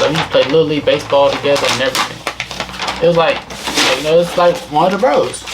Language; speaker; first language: English; native; English